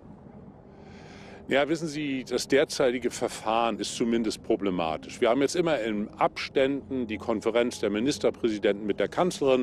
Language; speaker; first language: German; native; German